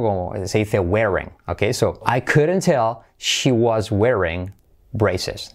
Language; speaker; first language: English; non-native, fluent; Spanish